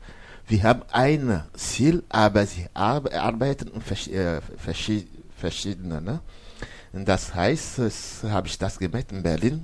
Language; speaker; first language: German; non-native, learner; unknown